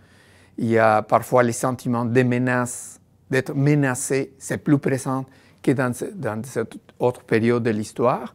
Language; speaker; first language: French; non-native, fluent; Spanish